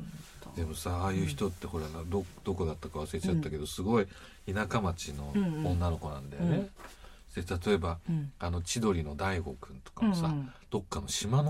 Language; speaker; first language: Japanese; native; Japanese